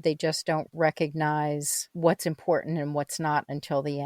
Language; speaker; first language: English; native; English